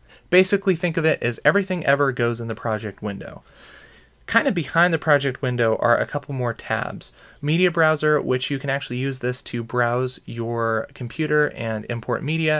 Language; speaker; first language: English; native; English